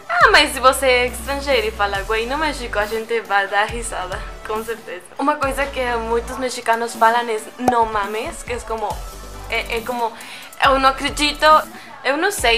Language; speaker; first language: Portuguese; non-native, learner; Spanish